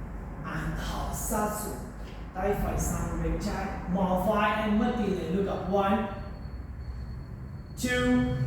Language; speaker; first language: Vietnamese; non-native, learner; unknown